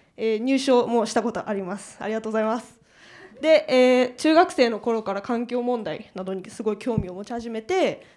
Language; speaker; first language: Japanese; native; Japanese